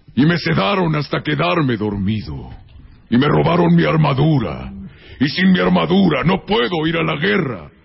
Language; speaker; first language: Spanish; native; Spanish